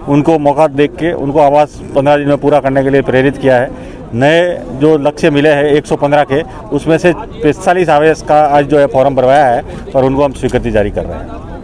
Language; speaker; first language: Hindi; native; Hindi